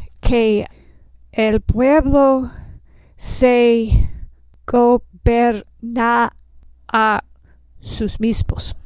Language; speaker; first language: Spanish; non-native, learner; English